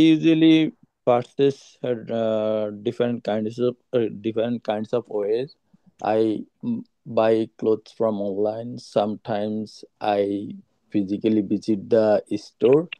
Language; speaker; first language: English; non-native, learner; Bangla